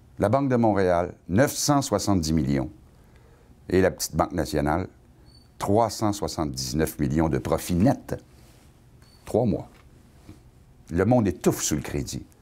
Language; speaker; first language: French; native; French